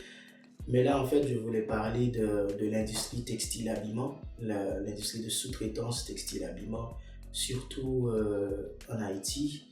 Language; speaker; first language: French; non-native, local second language; Haitian Creole